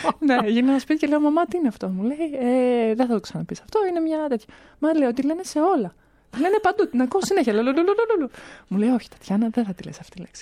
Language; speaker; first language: Greek; early bilingual, other home language; Romanian